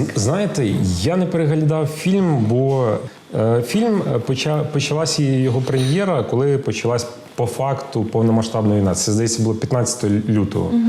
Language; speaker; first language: Ukrainian; non-native, local second language; Russian